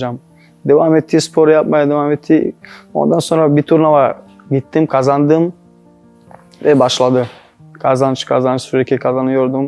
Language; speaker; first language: Turkish; non-native, learner; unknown